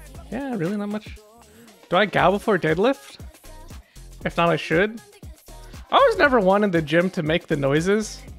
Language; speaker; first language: English; native; English